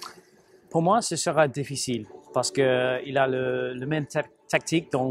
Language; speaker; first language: French; non-native, fluent; English